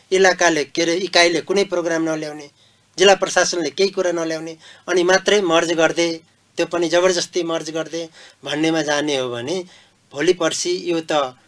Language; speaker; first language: Nepali; non-native, local second language; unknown